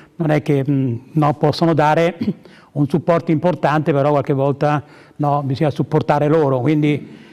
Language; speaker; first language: Italian; native; Italian